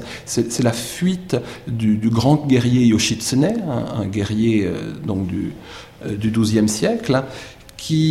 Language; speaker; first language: French; native; French